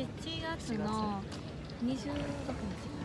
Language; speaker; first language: Japanese; non-native, learner; Vietnamese